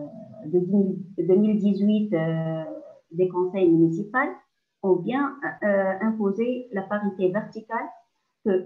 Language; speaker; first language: French; non-native, local second language; Arabic